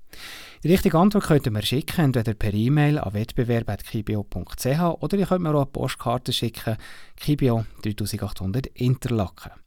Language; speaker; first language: German; native; German